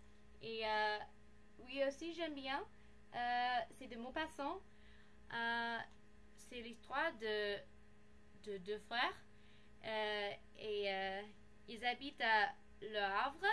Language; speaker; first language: French; non-native, learner; English